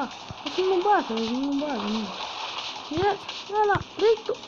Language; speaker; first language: Greek; native; Greek